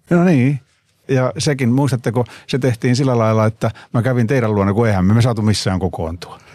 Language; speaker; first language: Finnish; native; Finnish